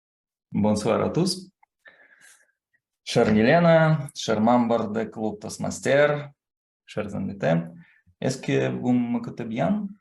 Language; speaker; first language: French; non-native, fluent; Russian